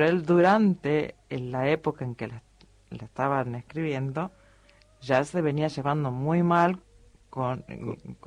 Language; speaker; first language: Spanish; native; Spanish